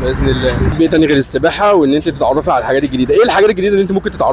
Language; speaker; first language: Arabic; native; Arabic